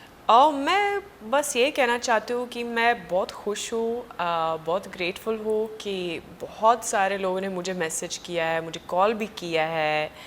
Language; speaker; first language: Hindi; non-native, fluent; Swedish